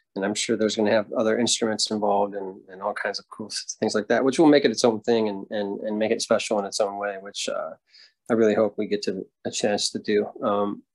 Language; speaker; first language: English; native; English